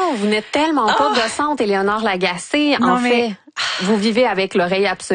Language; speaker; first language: French; native; French